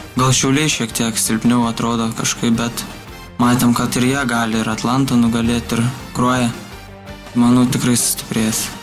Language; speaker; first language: Lithuanian; native; Lithuanian